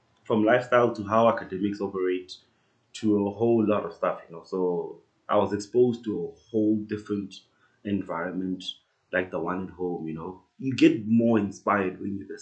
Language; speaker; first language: English; non-native, local second language; Northern Sotho